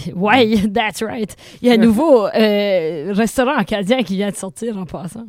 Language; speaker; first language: French; native; French